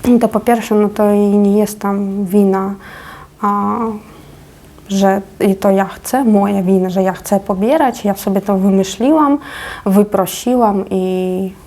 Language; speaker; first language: Polish; non-native, fluent; Ukrainian